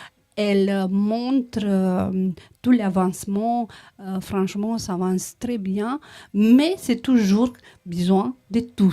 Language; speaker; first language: French; non-native, learner; Romanian